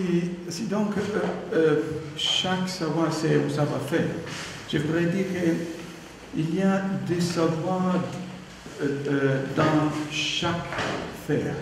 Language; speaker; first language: French; non-native, learner; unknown